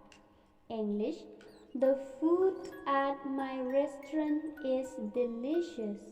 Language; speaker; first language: English; non-native, local second language; Khasi